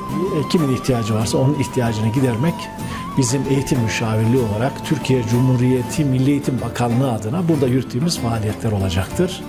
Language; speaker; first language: Turkish; native; Turkish